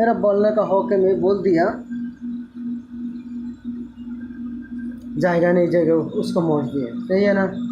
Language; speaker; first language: Hindi; non-native, learner; Bangla